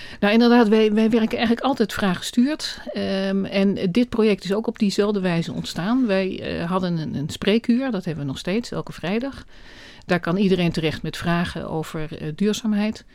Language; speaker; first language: Dutch; native; Dutch